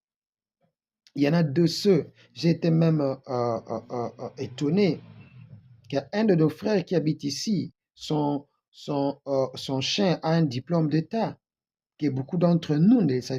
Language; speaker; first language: French; non-native, local second language; Lingala